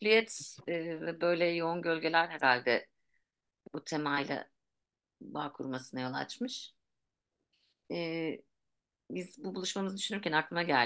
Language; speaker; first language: Turkish; native; Turkish